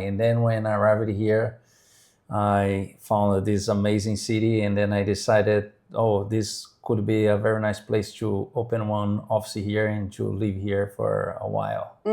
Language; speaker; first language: English; non-native, fluent; Portuguese